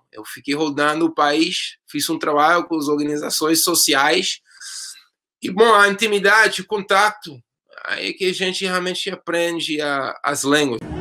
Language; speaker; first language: Portuguese; non-native, fluent; English